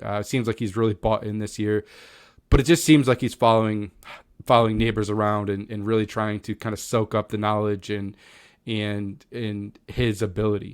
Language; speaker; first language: English; native; English